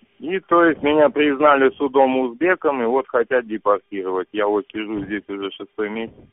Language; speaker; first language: Russian; native; Russian